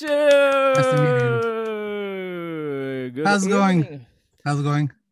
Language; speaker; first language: English; non-native, learner; Japanese